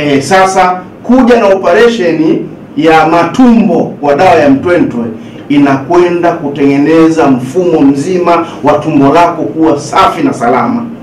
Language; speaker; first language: Swahili; native; Swahili